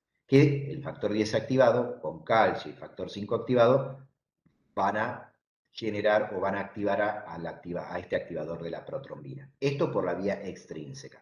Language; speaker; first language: Spanish; native; Spanish